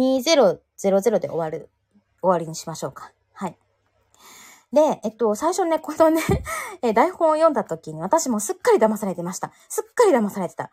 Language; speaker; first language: Japanese; native; Japanese